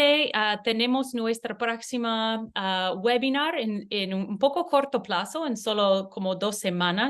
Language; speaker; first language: Spanish; non-native, learner; English